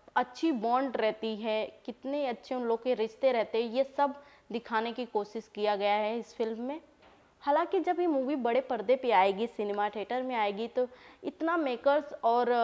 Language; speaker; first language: Hindi; native; Hindi